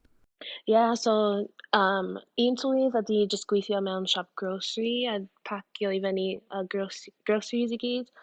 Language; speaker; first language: Welsh; non-native, fluent; English